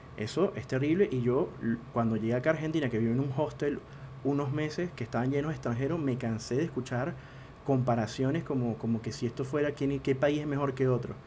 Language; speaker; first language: Spanish; native; Spanish